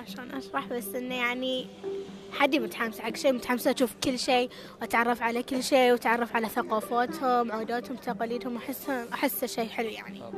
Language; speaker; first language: Arabic; native; Arabic